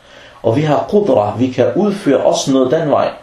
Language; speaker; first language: Danish; non-native, fluent; Arabic